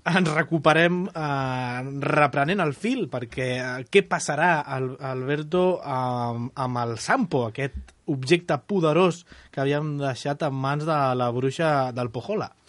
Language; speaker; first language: Catalan; native; Catalan